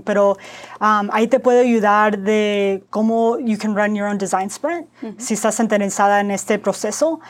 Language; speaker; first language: Spanish; early bilingual, heritage; Spanish